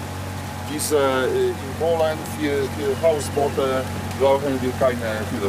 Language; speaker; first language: German; non-native, learner; Polish